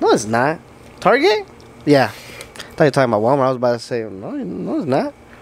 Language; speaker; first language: English; early bilingual, other home language; Spanish